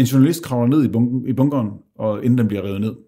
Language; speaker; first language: Danish; native; Danish